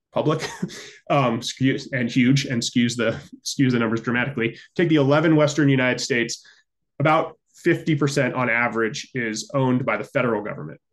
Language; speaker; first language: English; native; English